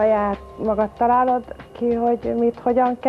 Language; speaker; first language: Hungarian; native; Hungarian